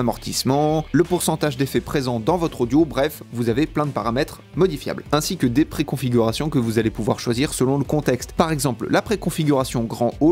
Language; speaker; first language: French; native; French